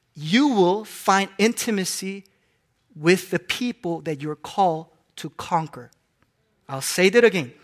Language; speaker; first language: English; non-native, local second language; Korean